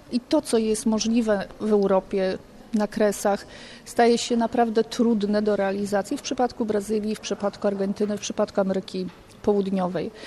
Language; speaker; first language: Polish; native; Polish